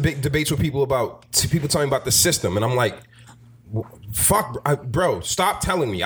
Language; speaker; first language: English; native; English